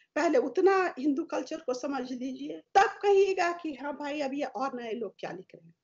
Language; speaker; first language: Hindi; native; Hindi